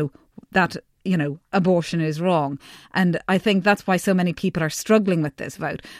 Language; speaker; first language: English; native; English